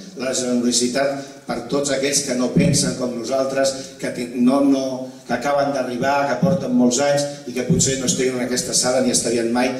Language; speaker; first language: Catalan; non-native, local second language; Spanish